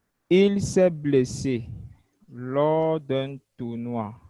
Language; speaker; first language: French; non-native, fluent; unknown